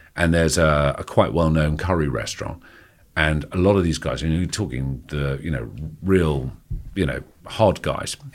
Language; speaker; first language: English; native; English